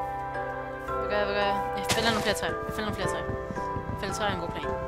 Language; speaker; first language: Danish; native; Danish